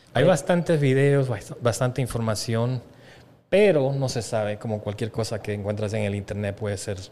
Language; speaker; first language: Spanish; native; Spanish